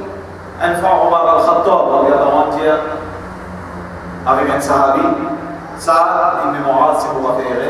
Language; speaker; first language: French; non-native, local second language; Morisyen